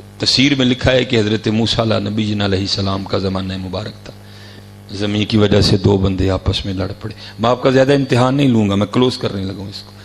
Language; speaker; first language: Urdu; non-native, local second language; Punjabi